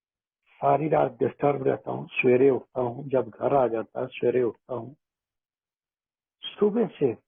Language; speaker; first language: Hindi; native; Hindi